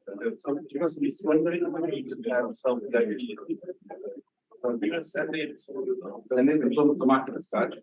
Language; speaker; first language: English; non-native, learner; Czech